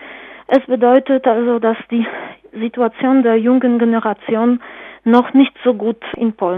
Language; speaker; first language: German; non-native, fluent; Polish